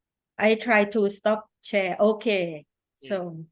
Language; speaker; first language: English; non-native, fluent; Thai